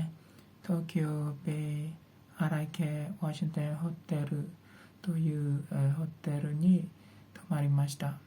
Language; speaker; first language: Japanese; non-native, learner; Burmese